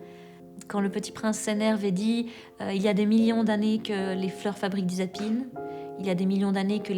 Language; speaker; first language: French; native; French